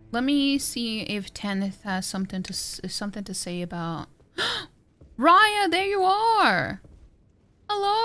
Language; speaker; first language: English; non-native, fluent; Norwegian